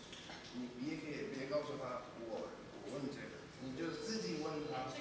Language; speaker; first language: Chinese; non-native, fluent; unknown